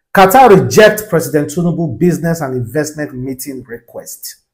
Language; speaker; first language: English; non-native, local second language; Yoruba